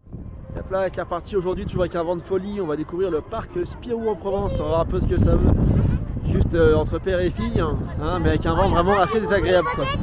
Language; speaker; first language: French; native; French